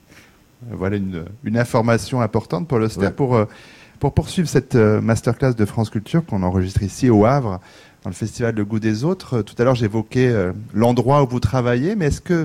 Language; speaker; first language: French; native; French